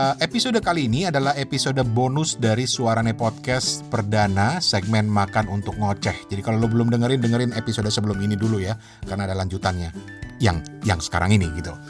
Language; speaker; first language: Indonesian; native; Indonesian